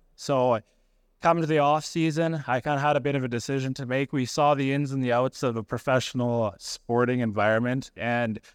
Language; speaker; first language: English; native; English